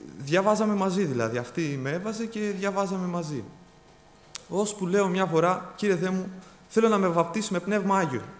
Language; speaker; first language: Greek; early bilingual, other home language; Bulgarian